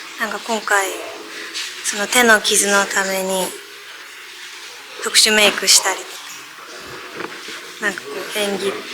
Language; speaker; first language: Japanese; native; Japanese